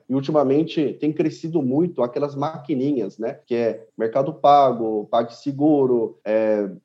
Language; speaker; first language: Portuguese; early bilingual, other home language; Korean